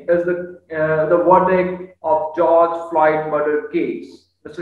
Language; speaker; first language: English; non-native, local second language; Urdu